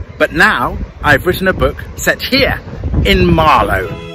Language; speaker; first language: English; native; English